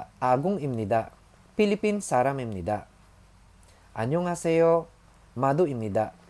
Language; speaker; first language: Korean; non-native, learner; Filipino